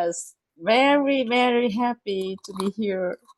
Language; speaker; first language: English; non-native, learner; Vietnamese